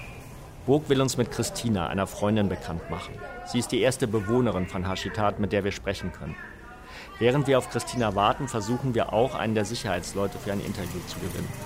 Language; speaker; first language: German; native; German